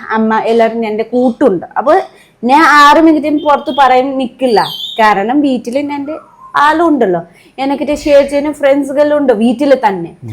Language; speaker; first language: Malayalam; non-native, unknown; Nepali